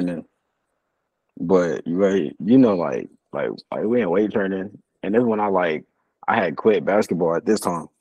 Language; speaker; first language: English; native; English